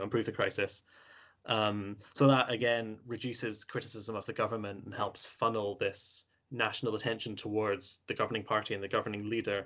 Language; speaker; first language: English; native; English